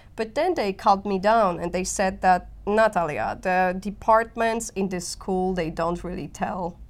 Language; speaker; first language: English; non-native, fluent; Polish